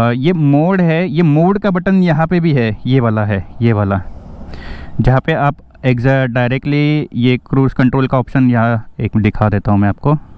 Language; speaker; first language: Hindi; non-native, local second language; Marathi